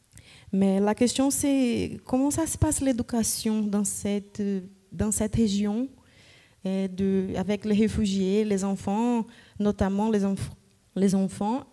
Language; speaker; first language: French; non-native, fluent; Portuguese